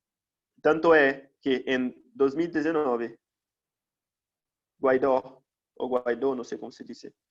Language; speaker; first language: Spanish; non-native, fluent; Portuguese